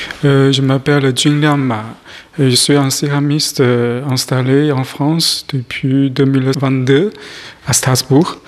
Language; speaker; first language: French; non-native, fluent; Chinese